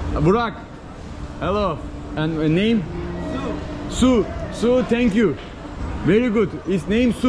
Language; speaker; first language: English; non-native, learner; Turkish